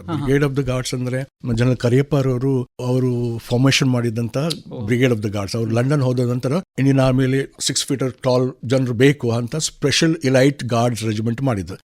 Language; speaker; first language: Kannada; non-native, local second language; Konkani